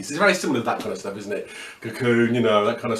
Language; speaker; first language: English; native; English